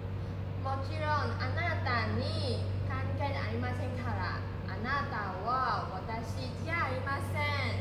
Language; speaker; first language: Japanese; non-native, learner; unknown